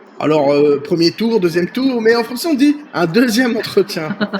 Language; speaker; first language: French; native; French